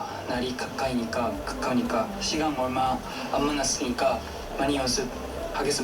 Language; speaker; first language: Korean; non-native, fluent; Japanese